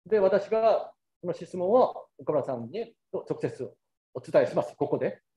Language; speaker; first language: Japanese; non-native, fluent; Korean